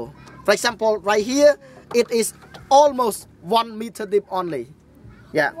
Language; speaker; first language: English; non-native, fluent; Khmer